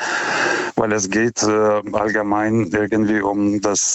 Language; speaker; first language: German; non-native, fluent; Lithuanian